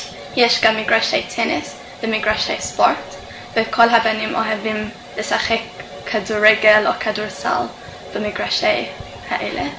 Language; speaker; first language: Hebrew; non-native, fluent; English